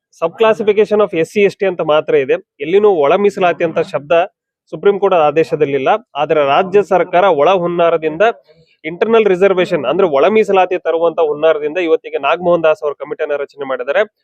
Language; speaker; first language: Kannada; non-native, local second language; Lambadi